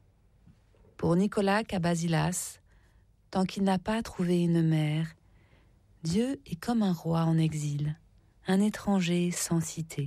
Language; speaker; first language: French; native; French